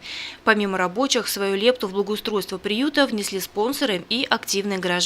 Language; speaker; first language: Russian; native; Russian